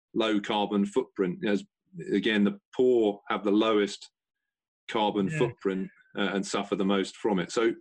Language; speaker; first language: English; native; English